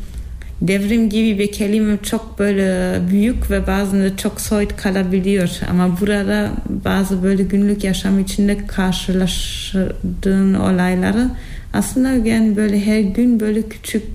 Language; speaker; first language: Turkish; non-native, fluent; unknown